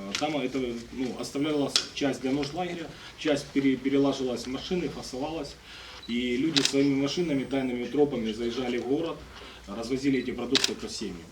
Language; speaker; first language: Russian; native; Russian